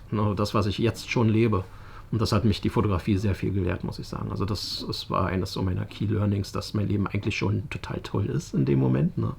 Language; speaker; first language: German; native; German